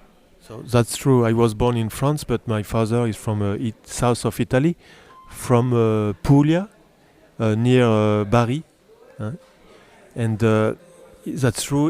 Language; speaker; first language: English; non-native, learner; French